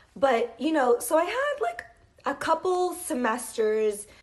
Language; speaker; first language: English; native; English